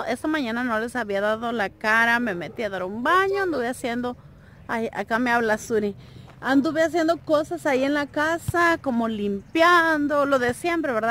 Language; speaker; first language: Spanish; native; Spanish